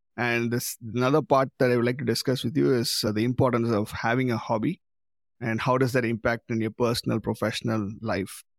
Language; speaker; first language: English; non-native, local second language; Tamil